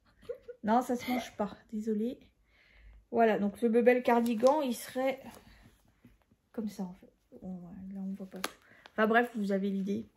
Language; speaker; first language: French; native; French